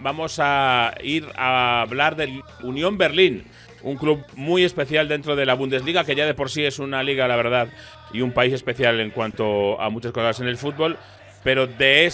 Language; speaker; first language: Spanish; native; Spanish